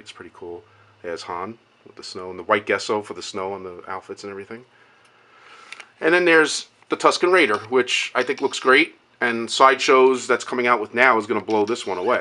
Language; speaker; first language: English; native; English